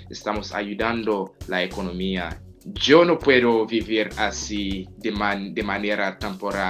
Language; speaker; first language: Spanish; non-native, fluent; Haitian Creole